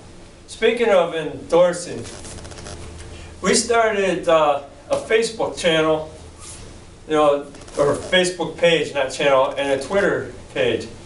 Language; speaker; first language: English; native; English